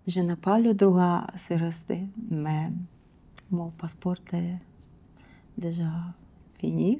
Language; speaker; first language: French; non-native, learner; Ukrainian